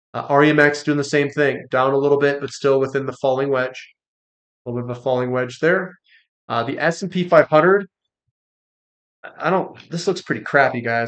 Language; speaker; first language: English; native; English